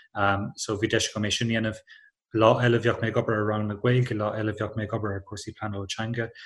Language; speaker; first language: Irish; non-native, local second language; English